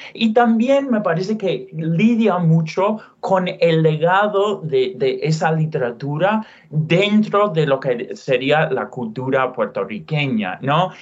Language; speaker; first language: Spanish; non-native, fluent; English